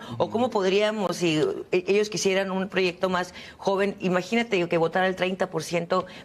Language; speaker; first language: Spanish; native; Spanish